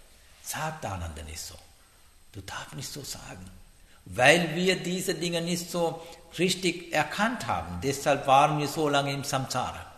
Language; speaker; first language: German; non-native, learner; Sinhala